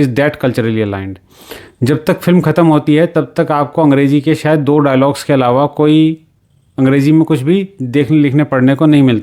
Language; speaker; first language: Hindi; native; Hindi